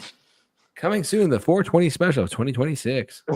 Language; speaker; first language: English; native; English